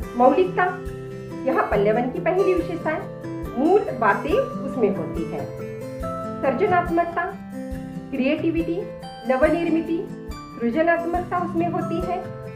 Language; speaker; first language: Hindi; non-native, local second language; Marathi